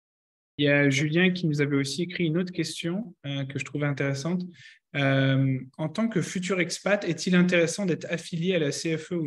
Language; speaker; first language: French; native; French